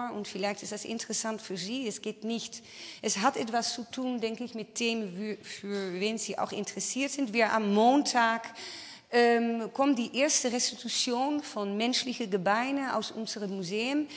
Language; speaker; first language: German; non-native, fluent; Dutch